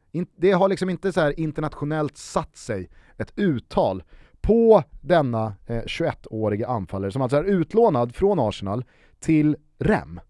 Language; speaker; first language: Swedish; native; Swedish